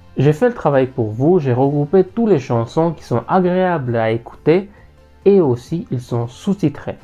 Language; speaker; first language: French; non-native, fluent; Armenian